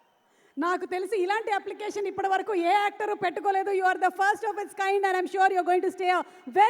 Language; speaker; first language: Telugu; native; Telugu